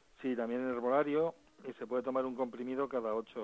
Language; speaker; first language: Spanish; native; Spanish